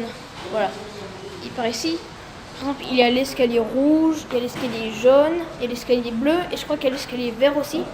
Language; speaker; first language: French; native; French